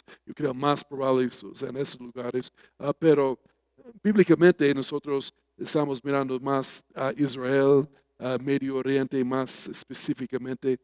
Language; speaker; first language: Spanish; non-native, fluent; English